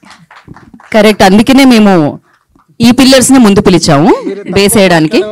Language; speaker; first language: Telugu; native; Telugu